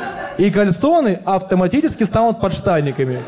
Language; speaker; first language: Russian; native; Russian